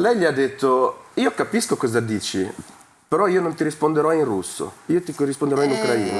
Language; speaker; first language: Italian; non-native, fluent; Ukrainian